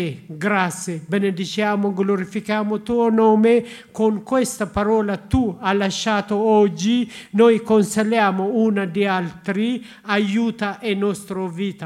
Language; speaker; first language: Italian; non-native, learner; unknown